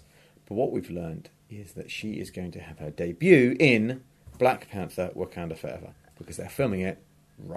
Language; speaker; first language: English; native; English